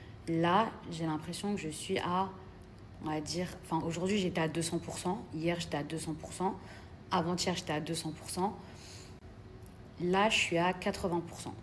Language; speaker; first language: French; native; French